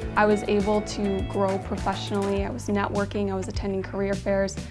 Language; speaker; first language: English; native; English